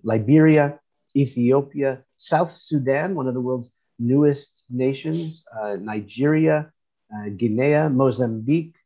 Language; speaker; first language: English; native; English